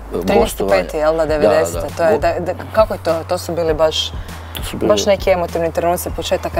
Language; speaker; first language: Croatian; native; Croatian